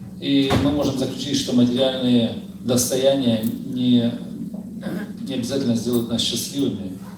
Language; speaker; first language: Russian; native; Russian